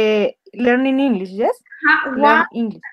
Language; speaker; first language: English; non-native, learner; Spanish